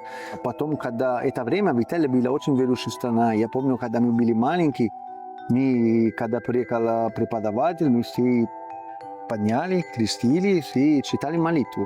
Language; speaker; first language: Russian; non-native, learner; Italian